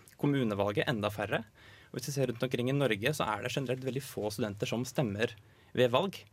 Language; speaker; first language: Norwegian; native; Norwegian